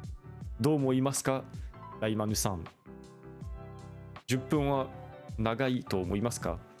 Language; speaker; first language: Japanese; non-native, fluent; French